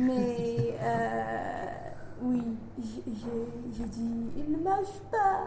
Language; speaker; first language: French; non-native, learner; English